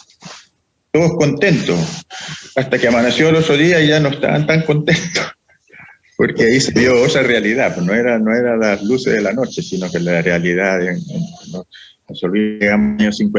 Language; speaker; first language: Spanish; early bilingual, other home language; Italian